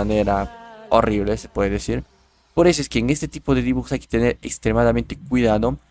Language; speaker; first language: Spanish; native; Spanish